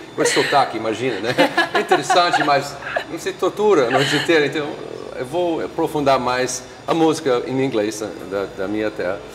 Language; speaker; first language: Portuguese; non-native, fluent; English